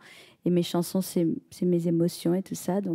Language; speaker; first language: French; early bilingual, heritage; French